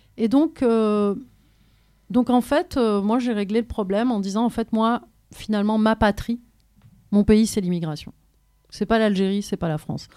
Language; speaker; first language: French; early bilingual, other home language; Kabyle